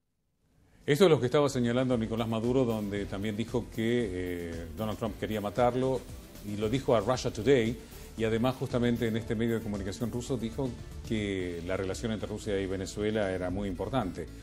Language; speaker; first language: Spanish; native; Spanish